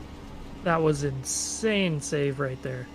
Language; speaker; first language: English; native; English